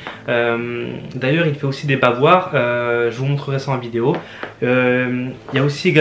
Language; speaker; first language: French; native; French